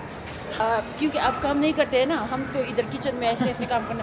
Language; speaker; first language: Hindi; non-native, learner; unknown